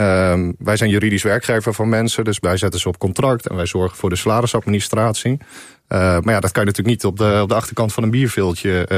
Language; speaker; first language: Dutch; native; Dutch